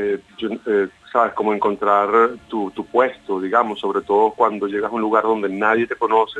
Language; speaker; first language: Spanish; native; Spanish